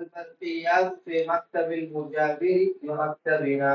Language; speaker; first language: Arabic; non-native, learner; Urdu